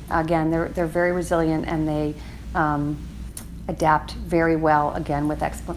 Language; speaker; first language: English; native; English